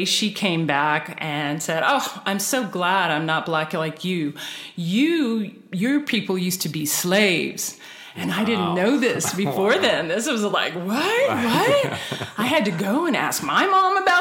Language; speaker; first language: English; native; English